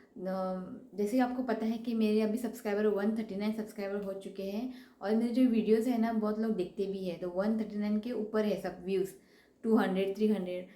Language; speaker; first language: Hindi; non-native, local second language; Konkani